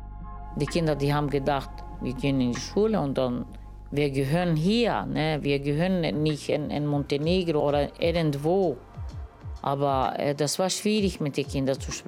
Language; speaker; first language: German; non-native, learner; Romany